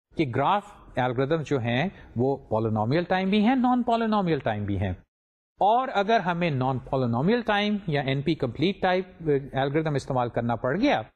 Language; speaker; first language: Urdu; native; Urdu